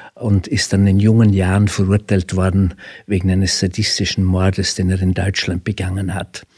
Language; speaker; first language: German; native; German